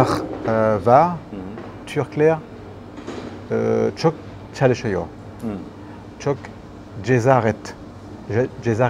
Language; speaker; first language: Turkish; non-native, learner; French